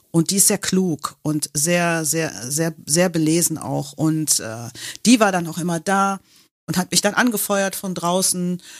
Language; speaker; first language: German; non-native, local second language; English